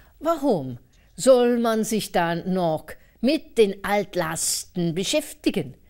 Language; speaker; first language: German; non-native, fluent; English